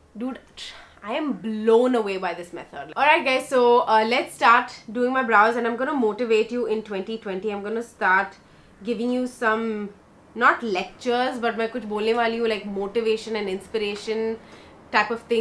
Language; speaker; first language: English; native; English